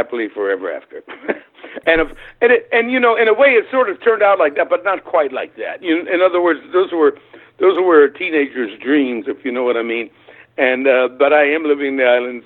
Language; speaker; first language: English; early bilingual, other home language; German